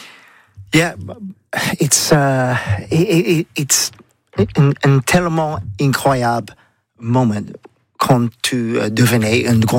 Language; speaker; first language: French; non-native, learner; English